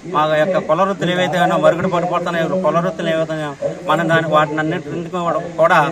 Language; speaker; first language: Telugu; native; Telugu